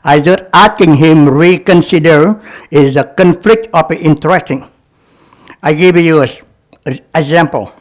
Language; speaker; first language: English; non-native, learner; Vietnamese